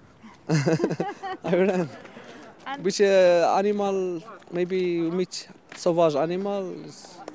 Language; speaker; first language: English; non-native, fluent; Arabic